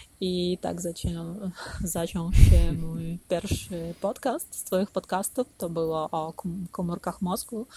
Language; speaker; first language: Polish; non-native, learner; Ukrainian